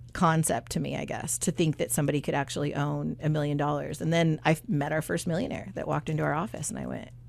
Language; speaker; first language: English; native; English